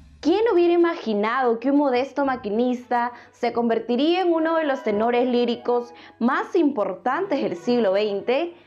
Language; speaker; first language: Spanish; native; Spanish